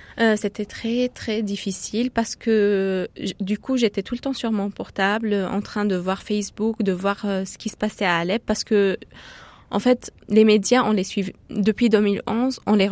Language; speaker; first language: French; non-native, fluent; Arabic